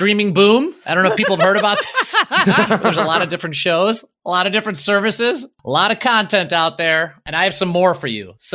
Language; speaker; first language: English; early bilingual, other home language; Polish